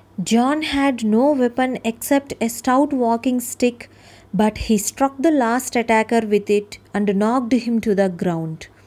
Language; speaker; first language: English; non-native, local second language; Telugu